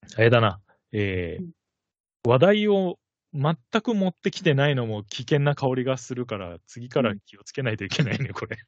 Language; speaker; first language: Japanese; native; Japanese